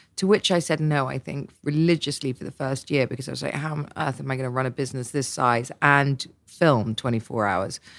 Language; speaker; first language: English; native; English